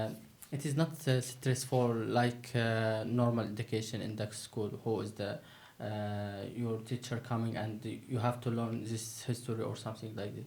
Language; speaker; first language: English; non-native, learner; Turkish